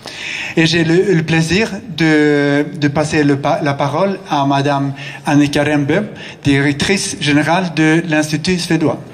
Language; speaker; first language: French; non-native, fluent; Swedish